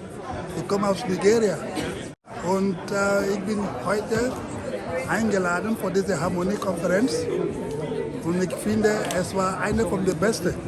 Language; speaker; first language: German; non-native, learner; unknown